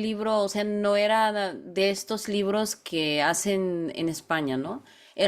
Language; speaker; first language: Spanish; non-native, fluent; Bulgarian